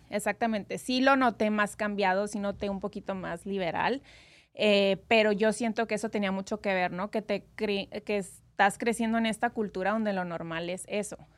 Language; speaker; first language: Spanish; native; Spanish